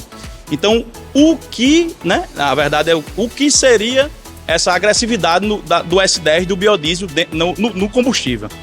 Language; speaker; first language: Portuguese; native; Portuguese